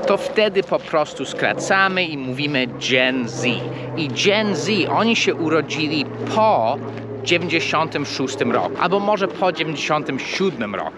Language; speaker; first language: Polish; non-native, fluent; English